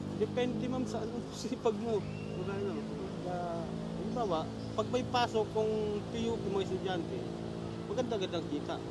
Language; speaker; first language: Filipino; non-native, local second language; Bikol